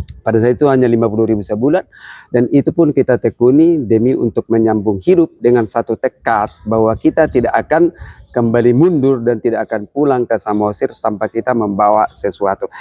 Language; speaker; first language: Indonesian; non-native, local second language; Batak Toba